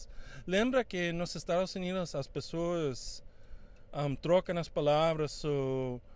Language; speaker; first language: Portuguese; non-native, fluent; Spanish